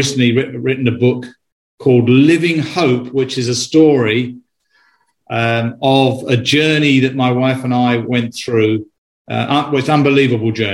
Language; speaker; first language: English; native; English